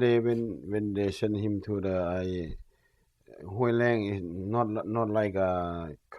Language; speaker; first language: English; non-native, learner; Lao